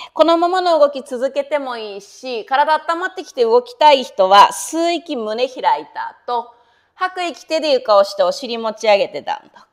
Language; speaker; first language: Japanese; native; Japanese